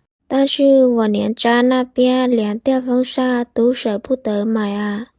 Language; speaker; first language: Chinese; non-native, fluent; Lao